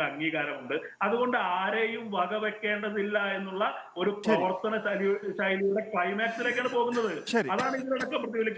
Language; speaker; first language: Malayalam; native; Malayalam